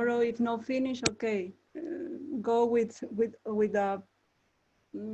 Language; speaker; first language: English; non-native, learner; Spanish